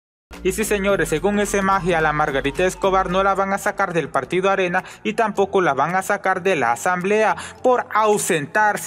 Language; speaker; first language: Spanish; native; Spanish